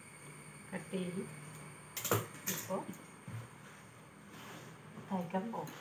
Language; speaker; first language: Malayalam; non-native, learner; Tamil